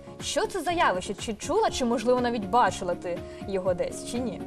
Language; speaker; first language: Ukrainian; native; Ukrainian